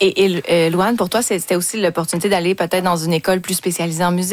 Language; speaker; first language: French; native; French